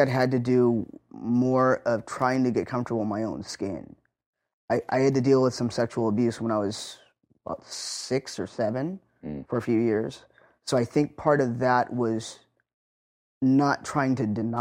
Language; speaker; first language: English; native; English